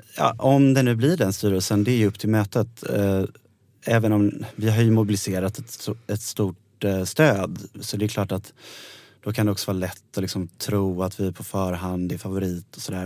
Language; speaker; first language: Swedish; native; Swedish